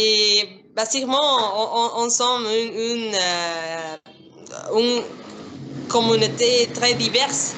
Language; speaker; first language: French; non-native, fluent; Spanish